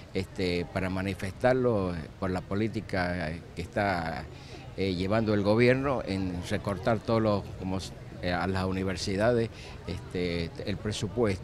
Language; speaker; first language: Spanish; native; Spanish